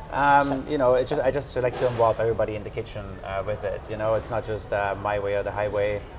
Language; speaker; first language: English; non-native, fluent; German